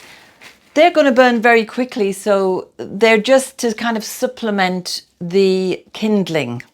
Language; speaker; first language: English; native; English